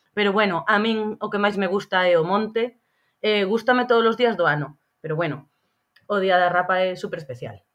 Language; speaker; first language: Galician; native; Galician